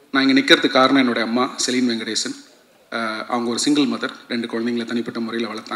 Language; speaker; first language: Tamil; native; Tamil